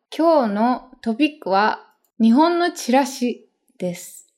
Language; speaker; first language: Japanese; native; Japanese